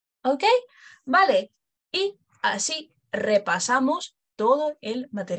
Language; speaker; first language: Spanish; non-native, fluent; English